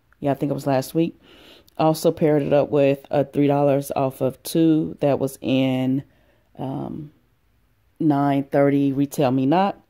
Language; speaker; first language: English; native; English